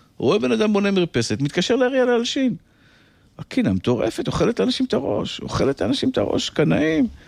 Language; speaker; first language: Hebrew; native; Hebrew